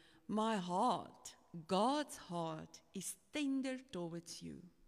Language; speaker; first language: English; non-native, local second language; Afrikaans